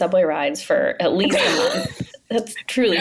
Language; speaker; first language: English; native; English